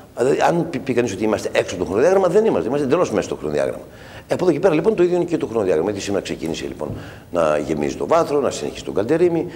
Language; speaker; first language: Greek; native; Greek